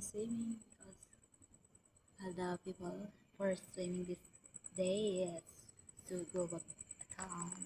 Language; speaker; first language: English; non-native, local second language; Filipino